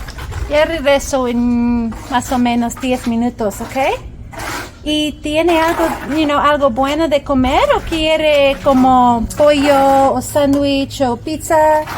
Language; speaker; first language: Spanish; non-native, learner; English